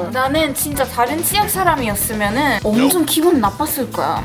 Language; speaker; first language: Korean; non-native, fluent; Spanish